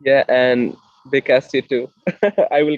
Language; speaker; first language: English; non-native, fluent; French